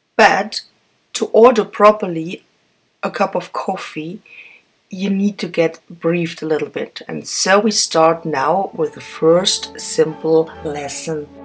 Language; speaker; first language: English; non-native, fluent; German